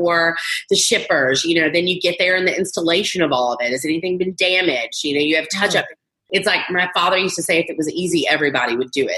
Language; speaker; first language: English; native; English